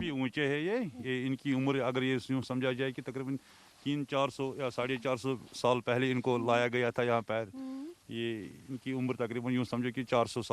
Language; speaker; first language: Hindi; non-native, local second language; Kashmiri